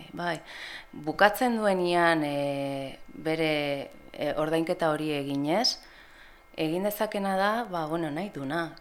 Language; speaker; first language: Basque; non-native, local second language; Spanish